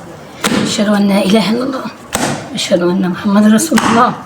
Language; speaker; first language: Arabic; native; Arabic